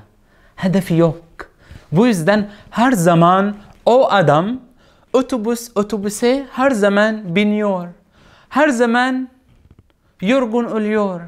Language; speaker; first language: Turkish; non-native, learner; Arabic